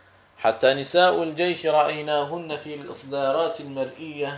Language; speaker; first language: Arabic; native; Arabic